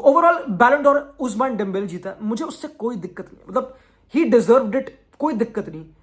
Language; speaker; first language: Hindi; native; Hindi